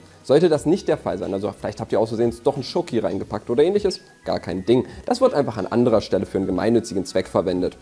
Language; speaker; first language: German; native; German